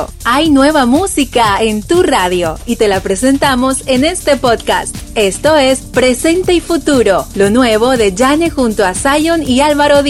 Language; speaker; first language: Spanish; native; Spanish